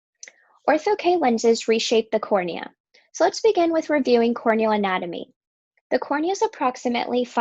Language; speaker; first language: English; native; English